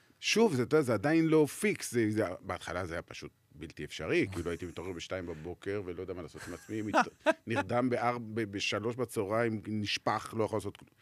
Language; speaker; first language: Hebrew; native; Hebrew